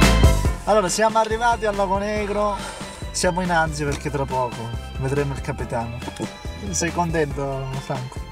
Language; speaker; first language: Italian; native; Italian